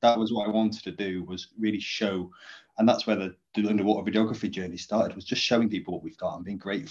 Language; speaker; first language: English; native; English